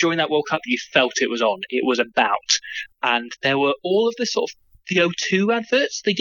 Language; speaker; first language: English; native; English